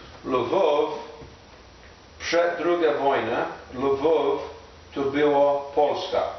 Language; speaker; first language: Polish; non-native, learner; English